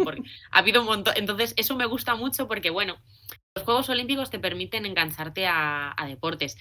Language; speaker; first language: Spanish; native; Spanish